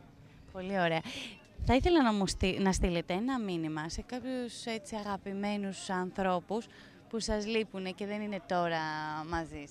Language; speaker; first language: Greek; native; Greek